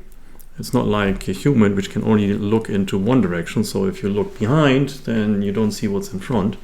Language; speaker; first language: English; non-native, fluent; German